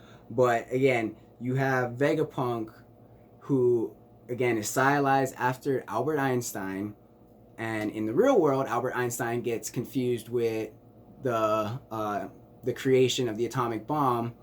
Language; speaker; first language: English; native; English